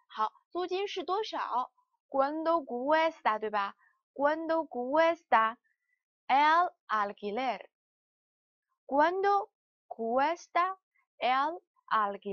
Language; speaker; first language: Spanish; non-native, fluent; Chinese